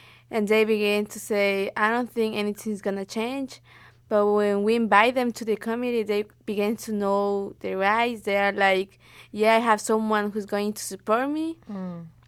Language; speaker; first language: English; non-native, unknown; Spanish